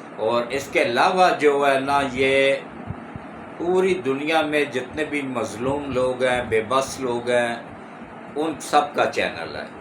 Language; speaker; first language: Urdu; non-native, local second language; Punjabi